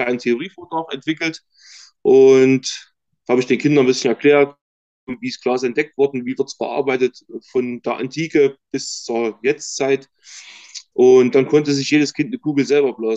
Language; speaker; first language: German; native; German